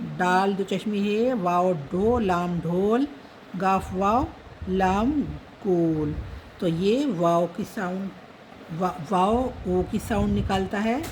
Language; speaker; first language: Hindi; native; Hindi